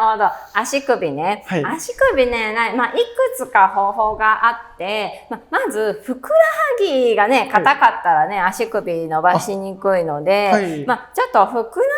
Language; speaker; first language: Japanese; native; Japanese